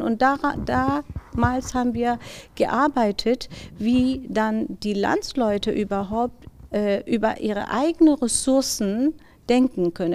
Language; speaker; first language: German; non-native, fluent; Persian